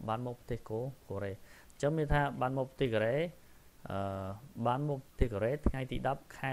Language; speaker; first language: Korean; non-native, fluent; Khmer